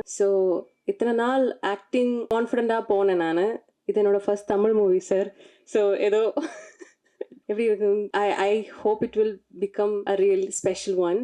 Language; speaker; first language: Tamil; non-native, learner; Malayalam